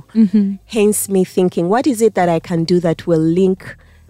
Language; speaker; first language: English; non-native, local second language; Ganda